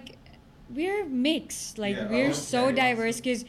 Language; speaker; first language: English; non-native, local second language; Gujarati